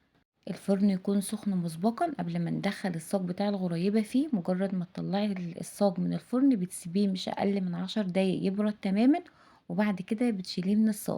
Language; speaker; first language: Arabic; native; Arabic